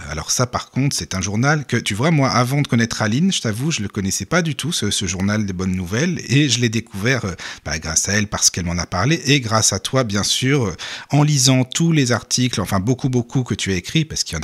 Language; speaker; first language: French; native; French